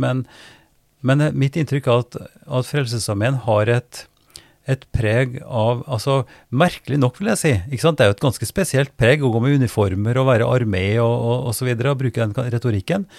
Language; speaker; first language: Norwegian; native; Norwegian